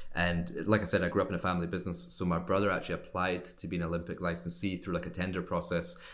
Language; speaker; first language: English; native; English